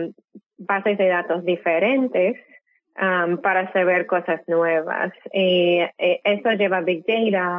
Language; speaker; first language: Spanish; non-native, fluent; English